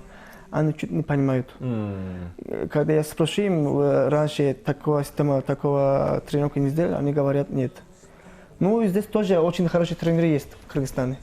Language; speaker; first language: Russian; non-native, learner; Turkish